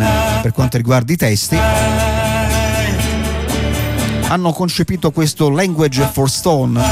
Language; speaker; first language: Italian; native; Italian